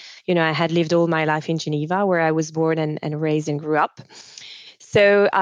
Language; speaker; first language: English; non-native, fluent; French